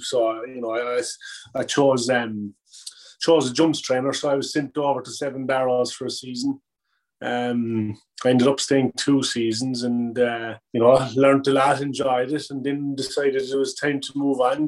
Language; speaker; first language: English; native; English